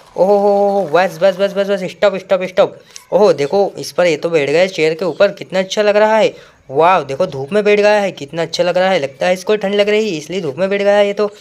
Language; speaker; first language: Hindi; native; Hindi